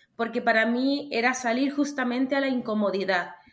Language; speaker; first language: Spanish; native; Spanish